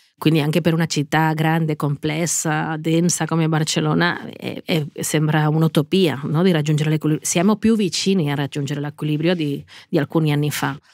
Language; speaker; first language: Italian; non-native, fluent; Catalan